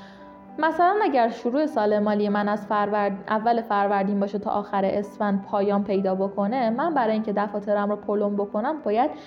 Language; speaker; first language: Persian; native; Persian